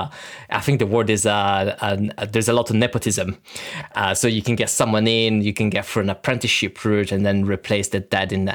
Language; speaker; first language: English; early bilingual, other home language; Italian